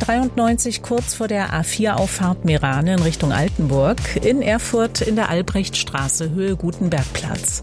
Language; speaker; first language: German; native; German